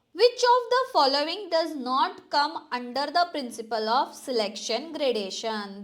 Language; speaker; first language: English; non-native, local second language; Kannada